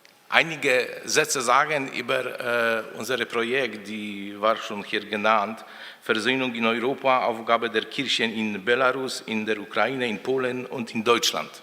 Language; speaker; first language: German; non-native, fluent; Polish